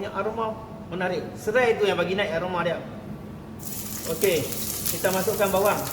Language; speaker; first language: Malay; native; Malay